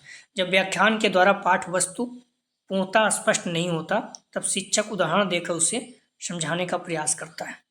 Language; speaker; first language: Hindi; native; Hindi